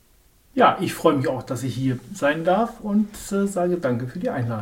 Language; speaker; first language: German; native; German